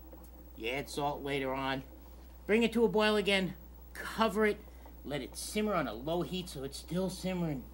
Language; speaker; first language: English; native; English